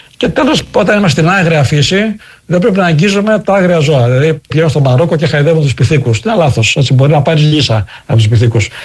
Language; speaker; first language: Greek; native; Greek